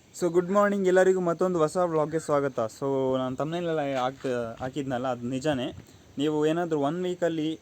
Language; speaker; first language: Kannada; native; Kannada